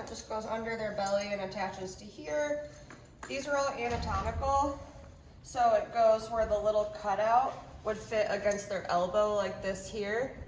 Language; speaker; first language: English; native; English